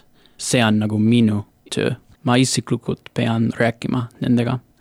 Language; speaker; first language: Estonian; non-native, learner; English